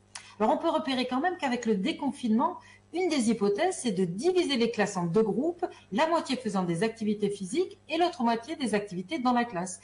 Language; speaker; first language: French; native; French